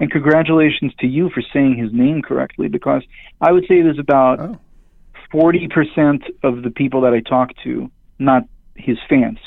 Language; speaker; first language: English; non-native, fluent; Hebrew